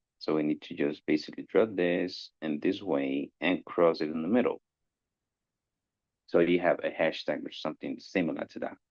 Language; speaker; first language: English; non-native, fluent; Spanish